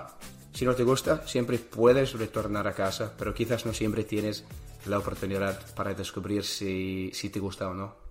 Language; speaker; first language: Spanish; non-native, learner; English